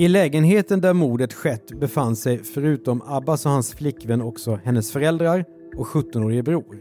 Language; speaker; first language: Swedish; native; Swedish